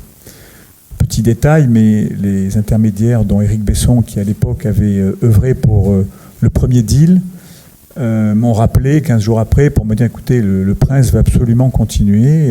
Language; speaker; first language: French; native; French